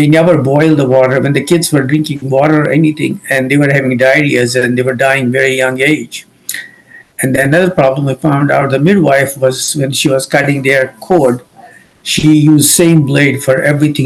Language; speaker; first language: English; non-native, local second language; Kashmiri